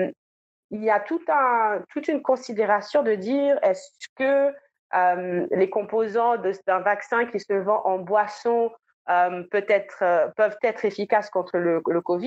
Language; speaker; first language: French; native; French